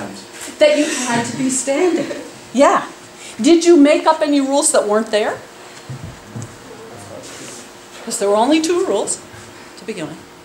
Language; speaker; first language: English; native; English